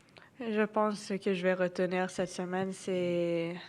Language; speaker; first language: French; non-native, local second language; English